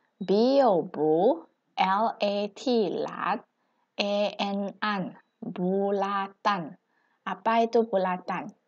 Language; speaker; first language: Malay; non-native, local second language; Chinese